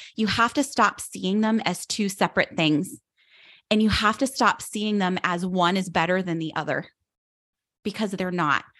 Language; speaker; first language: English; native; English